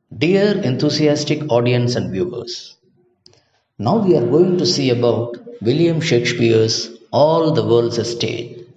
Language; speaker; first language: English; non-native, local second language; Tamil